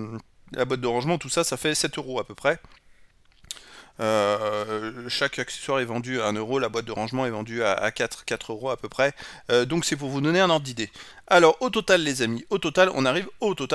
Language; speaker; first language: French; native; French